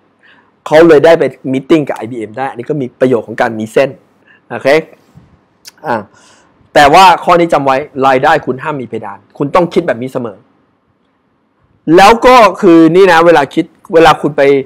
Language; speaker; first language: Thai; native; Thai